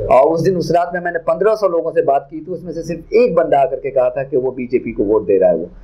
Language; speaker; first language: Hindi; native; Hindi